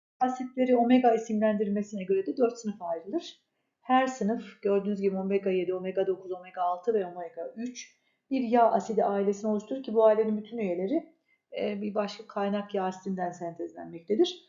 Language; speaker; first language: Turkish; native; Turkish